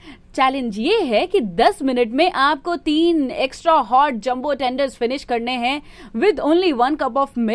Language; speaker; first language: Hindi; native; Hindi